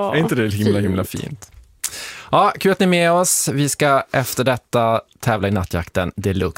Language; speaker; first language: Swedish; native; Swedish